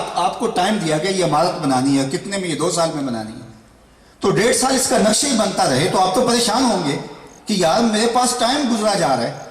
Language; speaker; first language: Urdu; non-native, local second language; Punjabi